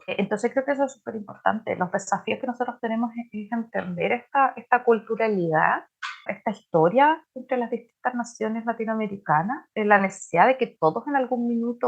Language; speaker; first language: Spanish; native; Spanish